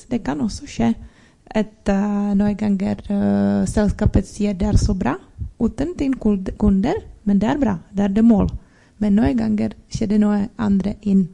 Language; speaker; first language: Norwegian; non-native, learner; Czech